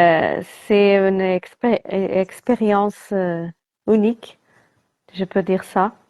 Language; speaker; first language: French; non-native, learner; Portuguese